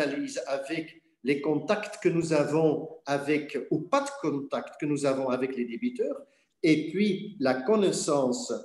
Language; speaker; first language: French; non-native, fluent; Dutch